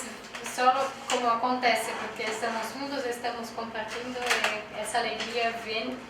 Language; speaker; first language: Spanish; non-native, learner; Portuguese